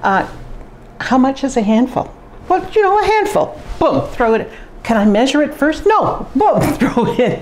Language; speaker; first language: English; native; English